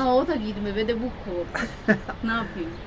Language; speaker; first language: Turkish; non-native, learner; Spanish